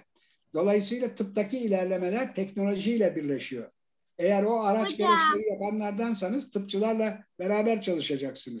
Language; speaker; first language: Turkish; native; Turkish